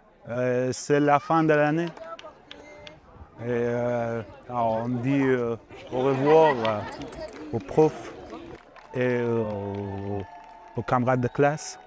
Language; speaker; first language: French; non-native, fluent; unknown